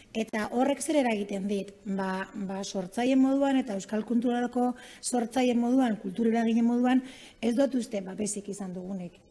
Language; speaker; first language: Basque; native; Basque